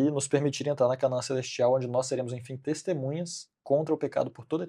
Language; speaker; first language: Portuguese; native; Portuguese